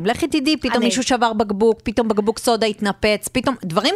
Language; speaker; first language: Hebrew; native; Hebrew